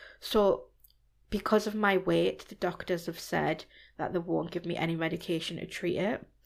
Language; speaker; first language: English; native; English